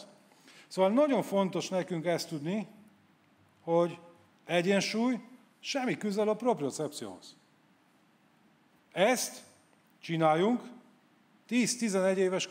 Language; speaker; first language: Hungarian; non-native, fluent; Polish